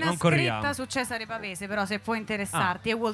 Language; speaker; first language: Italian; native; Italian